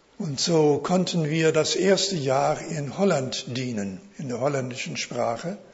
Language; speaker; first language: German; early bilingual, heritage; German